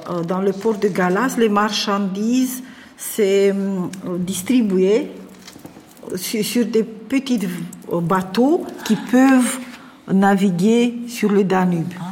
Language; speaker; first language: French; non-native, fluent; Romanian